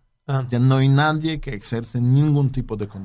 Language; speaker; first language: Spanish; non-native, fluent; Polish